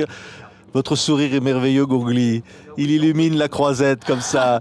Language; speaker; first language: French; native; French